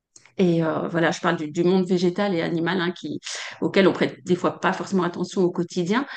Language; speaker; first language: French; native; French